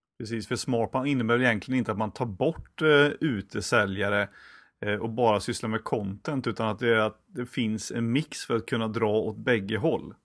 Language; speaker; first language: Swedish; native; Swedish